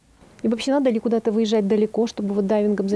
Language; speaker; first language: Russian; native; Russian